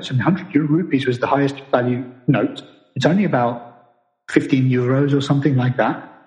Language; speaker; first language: English; native; English